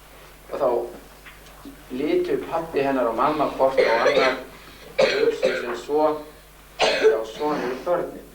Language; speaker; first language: Icelandic; native; Icelandic